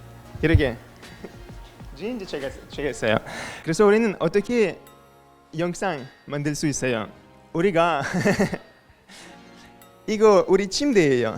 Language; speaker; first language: Korean; non-native, learner; French